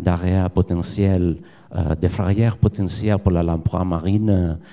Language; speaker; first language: French; non-native, learner; Catalan